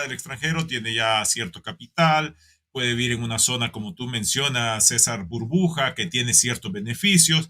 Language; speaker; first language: Spanish; native; Spanish